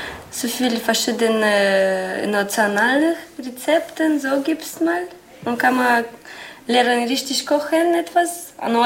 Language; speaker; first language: German; non-native, learner; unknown